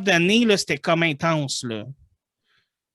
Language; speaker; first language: French; native; French